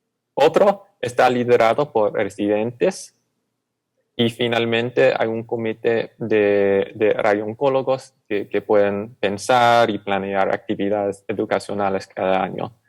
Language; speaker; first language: Spanish; non-native, fluent; English